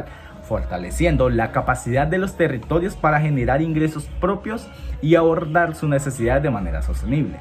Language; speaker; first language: Spanish; native; Spanish